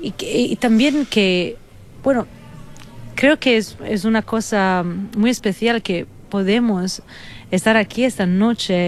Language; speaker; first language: Spanish; non-native, fluent; Italian